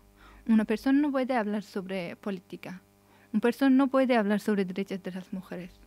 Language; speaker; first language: Spanish; non-native, learner; Persian